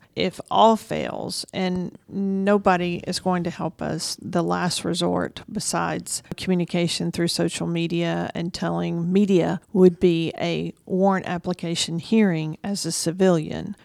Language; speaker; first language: English; native; English